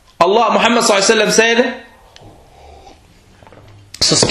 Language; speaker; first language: Danish; early bilingual, other home language; Arabic